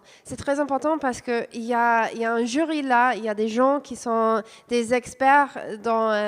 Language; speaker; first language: French; non-native, fluent; English